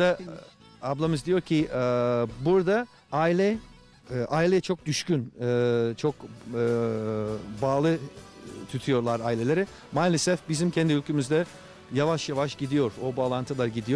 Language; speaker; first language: Turkish; non-native, fluent; English